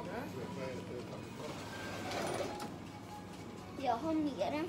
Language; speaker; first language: Swedish; early bilingual, other home language; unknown